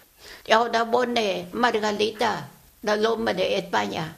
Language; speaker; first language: Spanish; non-native, learner; Vietnamese